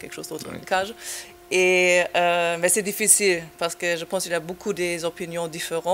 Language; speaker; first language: French; non-native, fluent; German